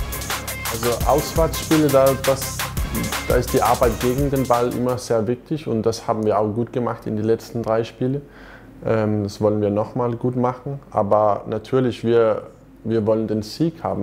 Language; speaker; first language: German; non-native, fluent; Danish